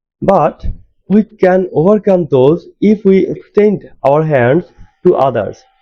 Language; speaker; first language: English; non-native, local second language; Bangla